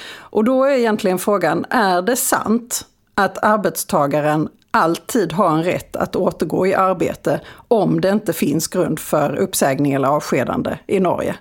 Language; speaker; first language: Swedish; native; Swedish